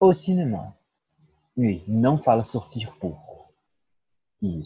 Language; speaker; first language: French; non-native, fluent; Portuguese